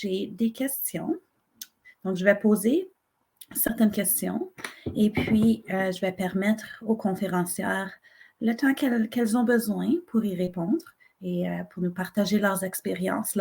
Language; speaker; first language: French; native; French